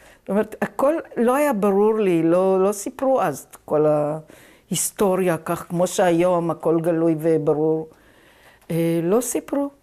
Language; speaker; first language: Hebrew; native; Hebrew